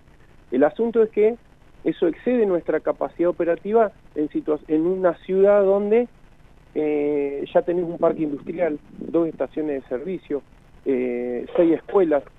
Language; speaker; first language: Spanish; native; Spanish